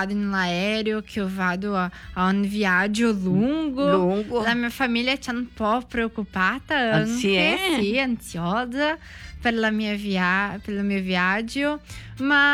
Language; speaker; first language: Italian; non-native, learner; Portuguese